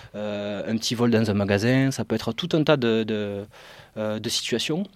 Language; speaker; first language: French; native; French